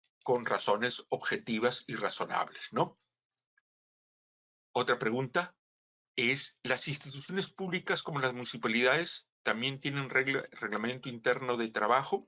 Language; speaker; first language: Spanish; native; Spanish